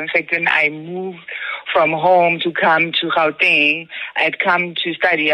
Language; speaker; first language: English; non-native, local second language; Zulu